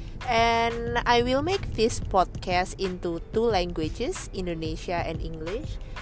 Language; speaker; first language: English; non-native, fluent; Indonesian